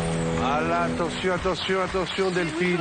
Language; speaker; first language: French; native; French